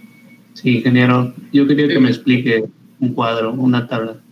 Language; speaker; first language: Spanish; native; Spanish